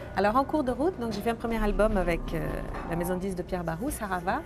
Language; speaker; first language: French; non-native, fluent; Portuguese